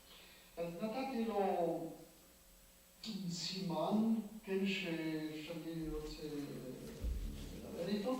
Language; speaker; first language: Hebrew; non-native, fluent; Polish